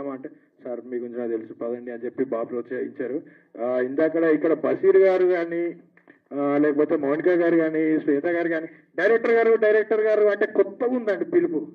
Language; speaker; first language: Telugu; native; Telugu